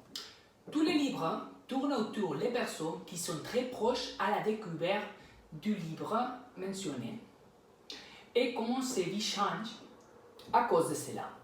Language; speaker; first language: French; non-native, learner; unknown